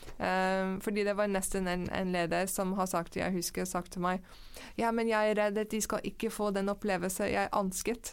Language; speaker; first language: Norwegian; non-native, fluent; English